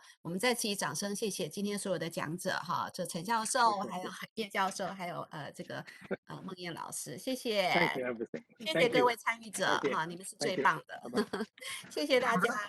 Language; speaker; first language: Chinese; native; Chinese